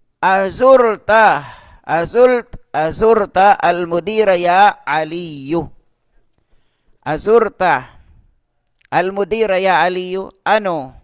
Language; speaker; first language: Arabic; non-native, fluent; Filipino